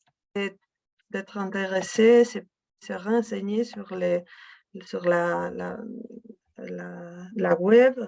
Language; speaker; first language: French; non-native, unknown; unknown